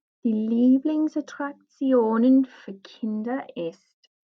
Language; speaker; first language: German; non-native, fluent; English